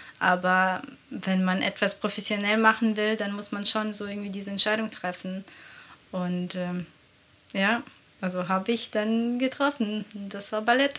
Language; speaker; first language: German; non-native, fluent; Latvian